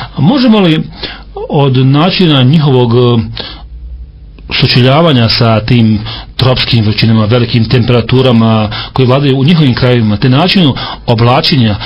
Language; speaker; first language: Serbian; native; Serbian